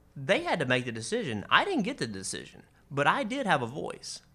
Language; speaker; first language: English; native; English